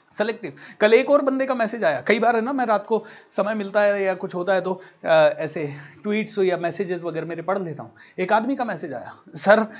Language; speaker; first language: Hindi; native; Hindi